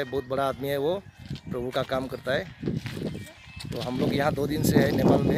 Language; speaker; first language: Hindi; non-native, local second language; Bangla